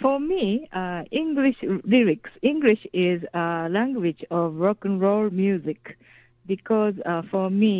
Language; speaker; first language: English; non-native, fluent; Japanese